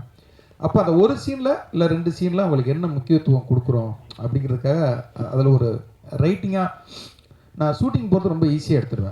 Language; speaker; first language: Tamil; native; Tamil